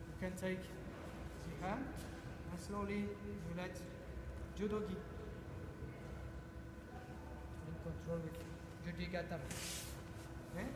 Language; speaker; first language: English; non-native, learner; French